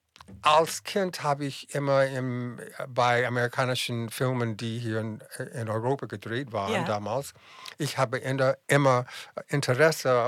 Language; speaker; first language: German; non-native, fluent; English